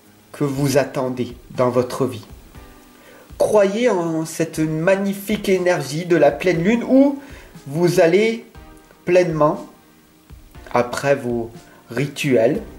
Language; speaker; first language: French; native; French